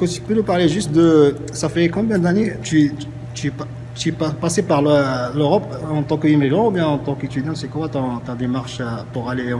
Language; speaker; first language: French; non-native, local second language; Arabic